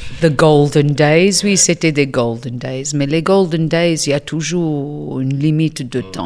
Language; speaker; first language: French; non-native, fluent; English